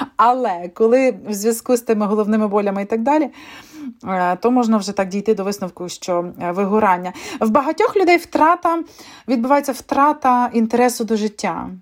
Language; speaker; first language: Ukrainian; native; Ukrainian